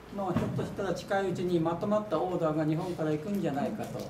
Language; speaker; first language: Japanese; native; Japanese